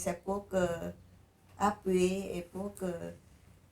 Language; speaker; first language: French; non-native, learner; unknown